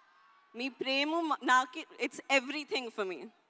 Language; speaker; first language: Telugu; non-native, learner; Hindi